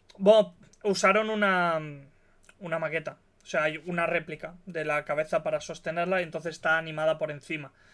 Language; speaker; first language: Spanish; native; Spanish